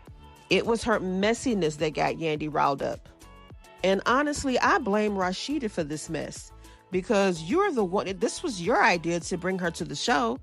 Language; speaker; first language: English; native; English